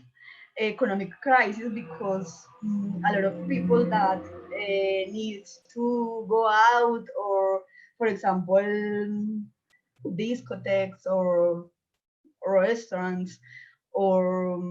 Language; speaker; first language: English; non-native, learner; Spanish